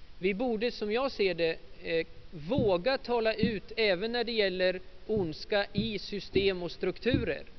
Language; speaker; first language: Swedish; native; Swedish